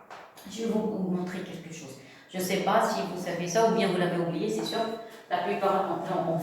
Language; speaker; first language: French; non-native, local second language; Arabic